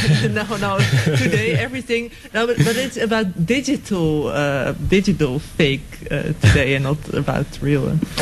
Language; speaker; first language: English; non-native, fluent; Dutch